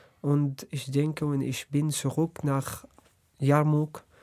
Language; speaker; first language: German; non-native, learner; Arabic